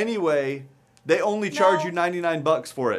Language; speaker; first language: English; native; English